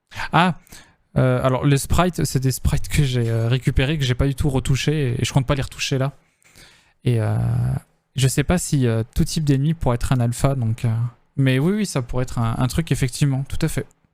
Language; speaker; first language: French; native; French